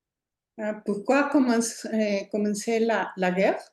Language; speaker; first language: French; non-native, learner; Spanish